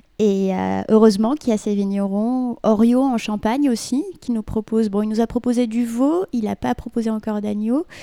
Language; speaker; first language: French; non-native, local second language; Arabic